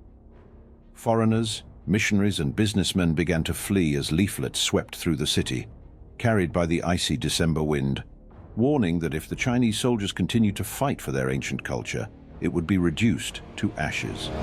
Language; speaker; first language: English; native; English